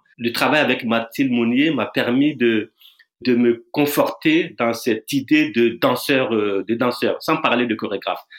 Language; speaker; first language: French; non-native, local second language; Dyula